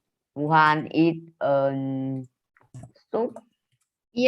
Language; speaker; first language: English; non-native, learner; Vietnamese